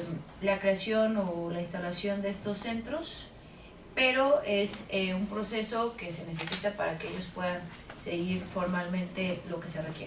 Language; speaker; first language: Spanish; native; Spanish